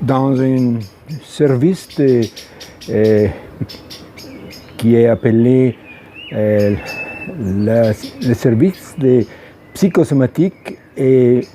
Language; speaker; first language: French; non-native, fluent; Italian